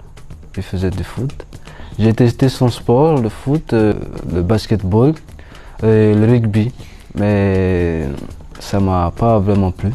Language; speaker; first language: French; non-native, local second language; Malagasy